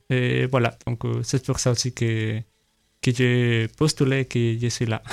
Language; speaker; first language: French; non-native, learner; Spanish